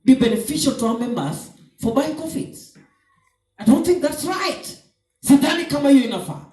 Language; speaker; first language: English; non-native, local second language; Swahili